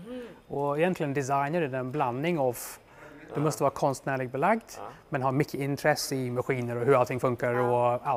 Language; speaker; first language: Swedish; non-native, fluent; English